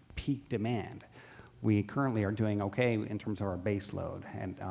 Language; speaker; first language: English; native; English